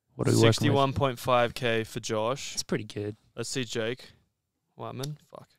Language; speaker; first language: English; native; English